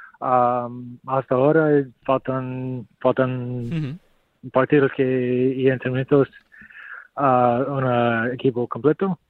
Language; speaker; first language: Spanish; non-native, learner; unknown